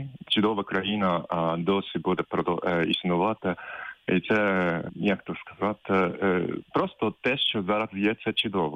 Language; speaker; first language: Ukrainian; non-native, fluent; Japanese